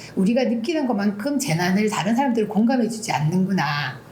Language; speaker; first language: Korean; native; Korean